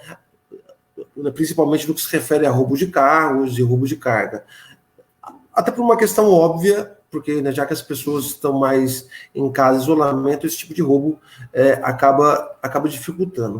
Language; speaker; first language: Portuguese; native; Portuguese